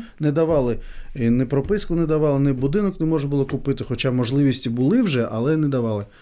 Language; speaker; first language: Ukrainian; non-native, fluent; Crimean Tatar